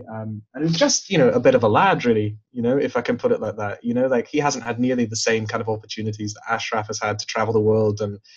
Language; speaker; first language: English; native; English